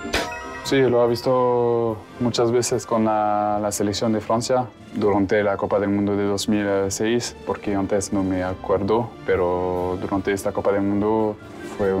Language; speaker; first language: Spanish; non-native, fluent; French